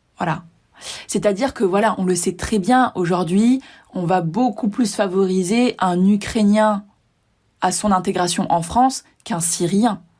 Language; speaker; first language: French; native; French